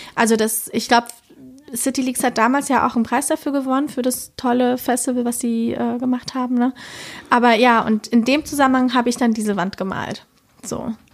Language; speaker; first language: German; early bilingual, other home language; Spanish